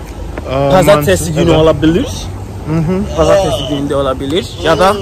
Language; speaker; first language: Turkish; non-native, fluent; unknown